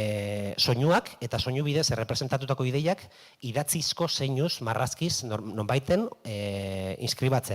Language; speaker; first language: Basque; native; Basque